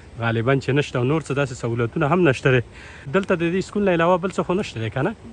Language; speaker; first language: Pashto; native; Pashto